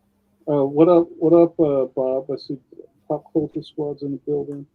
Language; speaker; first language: English; native; English